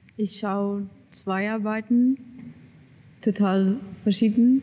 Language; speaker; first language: German; non-native, learner; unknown